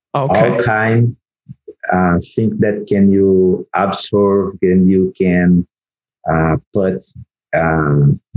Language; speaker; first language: English; non-native, learner; Portuguese